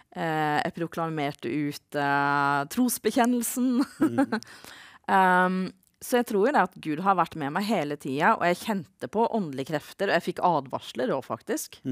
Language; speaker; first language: Norwegian; native; Norwegian